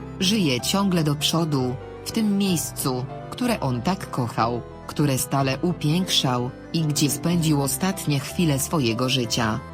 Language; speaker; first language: Polish; native; Polish